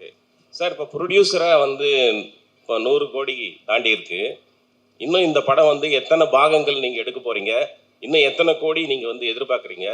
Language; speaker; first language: Tamil; native; Tamil